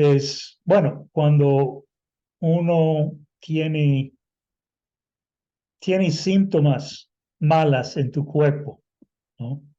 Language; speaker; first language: Spanish; non-native, fluent; English